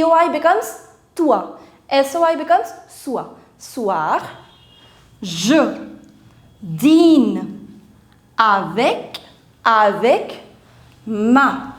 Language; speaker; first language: French; non-native, fluent; Hindi